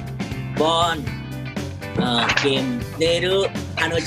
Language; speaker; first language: Japanese; non-native, learner; Thai